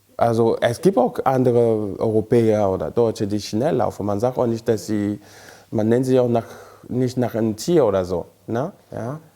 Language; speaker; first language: German; non-native, fluent; French